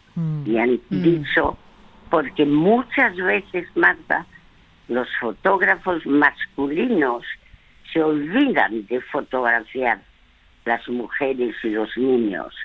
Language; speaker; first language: Spanish; early bilingual, other home language; French